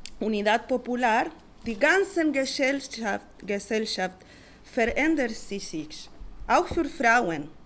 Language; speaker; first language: German; non-native, learner; Spanish